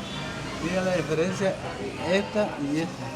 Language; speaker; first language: Spanish; native; Spanish